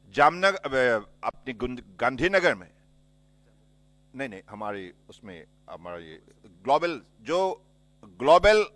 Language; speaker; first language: Hindi; non-native, local second language; Assamese